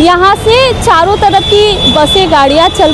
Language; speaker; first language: Hindi; native; Hindi